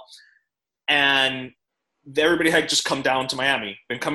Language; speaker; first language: English; native; English